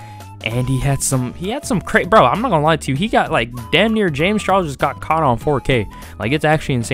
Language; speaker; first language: English; native; English